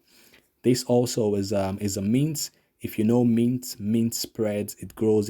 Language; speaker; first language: English; native; English